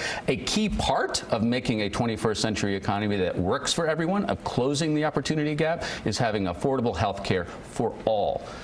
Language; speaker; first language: English; native; English